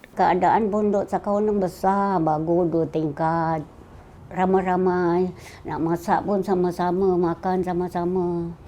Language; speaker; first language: Malay; non-native, local second language; Madurese